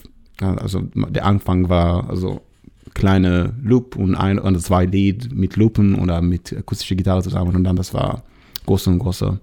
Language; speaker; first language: German; non-native, learner; Hebrew